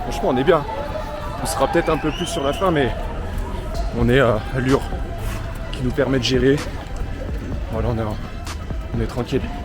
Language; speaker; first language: French; native; French